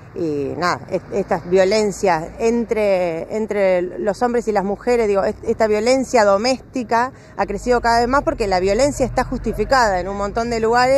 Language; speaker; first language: Spanish; native; Spanish